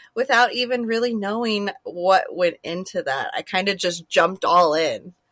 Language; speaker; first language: English; native; English